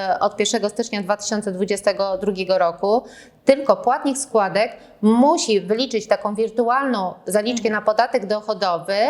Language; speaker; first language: Polish; native; Polish